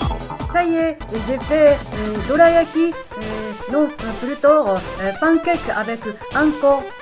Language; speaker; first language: French; non-native, fluent; Japanese